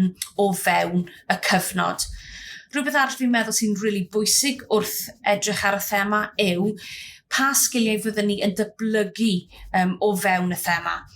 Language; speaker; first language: Welsh; native; Welsh